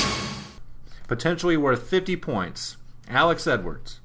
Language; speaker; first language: English; native; English